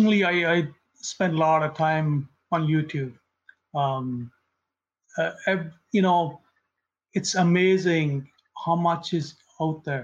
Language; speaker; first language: English; non-native, local second language; Punjabi